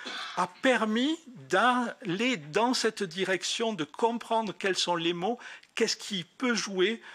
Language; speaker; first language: French; native; French